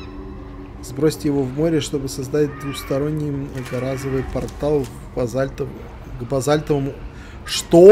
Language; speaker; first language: Russian; native; Russian